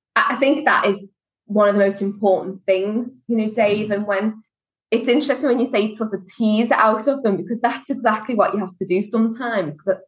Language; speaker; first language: English; native; English